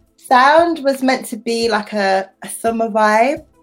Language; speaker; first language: English; native; English